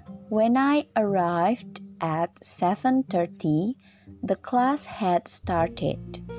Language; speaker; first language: English; non-native, fluent; Indonesian